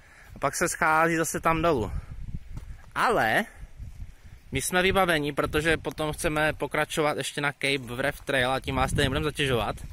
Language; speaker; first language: Czech; native; Czech